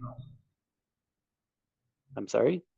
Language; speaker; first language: English; non-native, fluent; Spanish